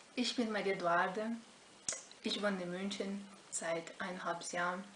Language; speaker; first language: German; non-native, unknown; Portuguese